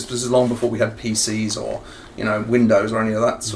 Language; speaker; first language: English; native; English